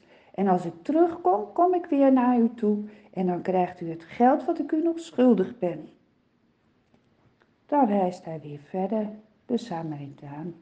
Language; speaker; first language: Dutch; native; Dutch